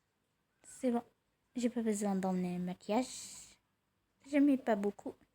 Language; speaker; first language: French; non-native, learner; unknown